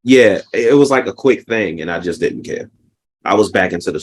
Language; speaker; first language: English; native; English